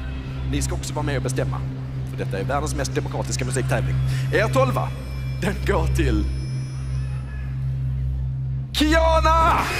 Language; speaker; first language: Swedish; native; Swedish